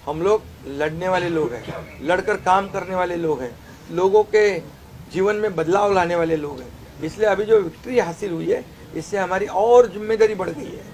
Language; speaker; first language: Hindi; non-native, local second language; Marathi